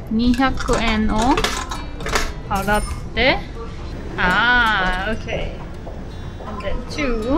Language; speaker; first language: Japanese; non-native, fluent; German